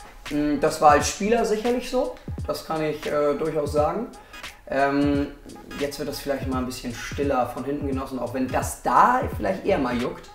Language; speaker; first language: German; native; German